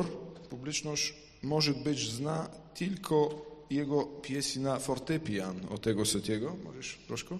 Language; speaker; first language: Polish; non-native, fluent; Ukrainian